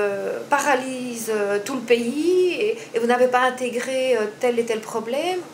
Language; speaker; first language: French; native; French